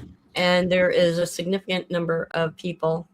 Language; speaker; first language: English; native; English